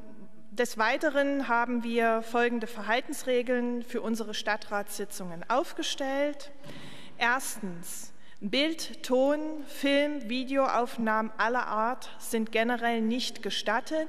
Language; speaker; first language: German; native; German